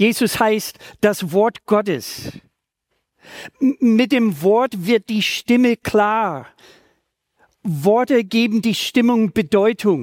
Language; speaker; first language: German; native; German